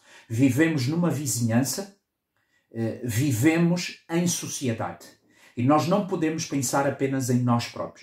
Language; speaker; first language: Portuguese; native; Portuguese